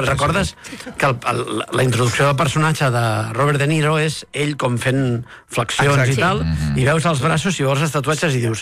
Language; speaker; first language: Catalan; native; Catalan